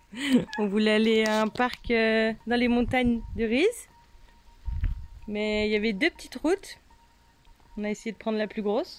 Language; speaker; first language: French; native; French